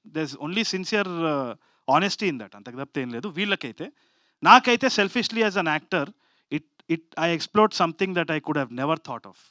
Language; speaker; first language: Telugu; native; Telugu